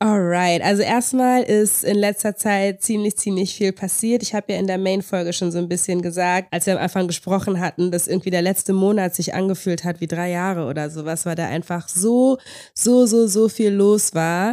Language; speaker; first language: German; native; German